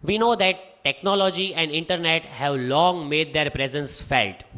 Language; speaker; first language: English; non-native, local second language; Hindi